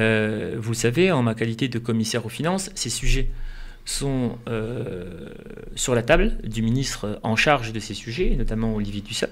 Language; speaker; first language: French; native; French